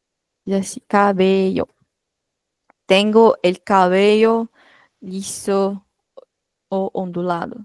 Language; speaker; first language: Spanish; non-native, fluent; Portuguese